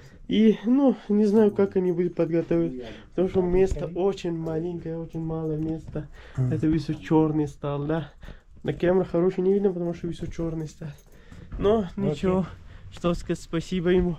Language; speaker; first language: Russian; non-native, learner; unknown